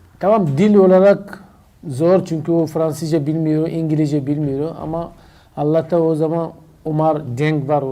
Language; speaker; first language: Turkish; non-native, learner; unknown